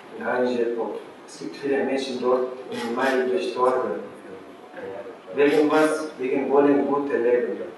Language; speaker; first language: German; non-native, learner; Arabic